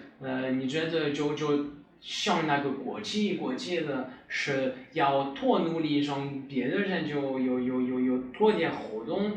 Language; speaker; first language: Chinese; non-native, learner; French